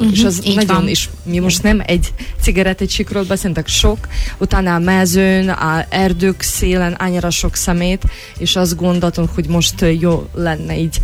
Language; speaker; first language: Hungarian; non-native, learner; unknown